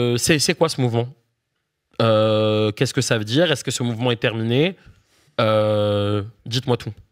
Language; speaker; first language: French; native; French